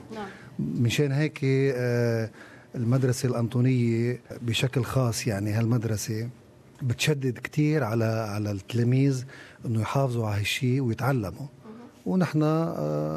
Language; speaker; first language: Arabic; native; Arabic